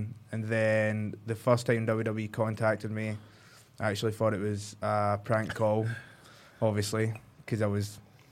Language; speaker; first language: English; native; English